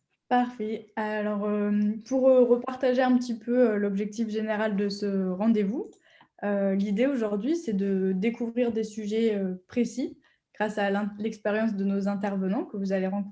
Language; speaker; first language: French; native; French